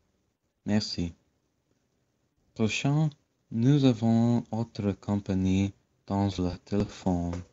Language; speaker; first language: French; non-native, learner; English